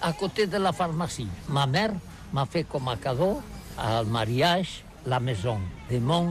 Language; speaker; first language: French; non-native, learner; Catalan